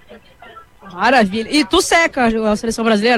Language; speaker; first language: Portuguese; native; Portuguese